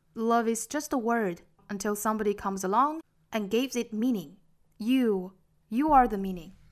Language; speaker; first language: English; non-native, fluent; Chinese